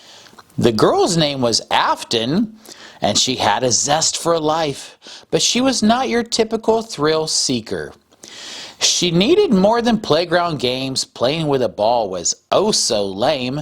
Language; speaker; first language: English; native; English